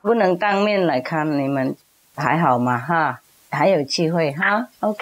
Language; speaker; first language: Chinese; non-native, fluent; Vietnamese